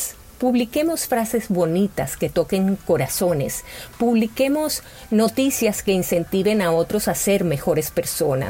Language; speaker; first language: Spanish; native; Spanish